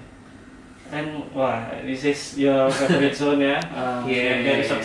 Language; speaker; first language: English; non-native, learner; Indonesian